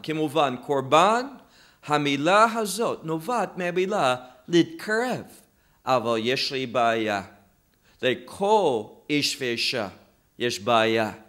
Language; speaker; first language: Hebrew; non-native, fluent; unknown